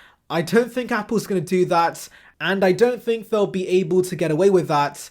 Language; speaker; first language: English; native; English